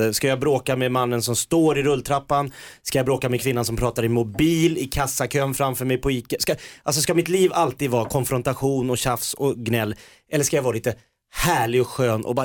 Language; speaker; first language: Swedish; native; Swedish